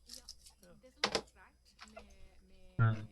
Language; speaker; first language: Norwegian; non-native, fluent; Spanish